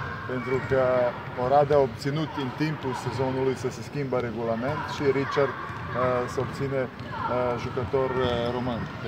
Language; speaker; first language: Romanian; non-native, fluent; Serbian